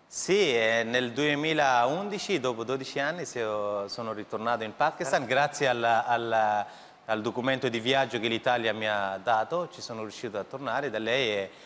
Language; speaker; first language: Italian; early bilingual, other home language; Persian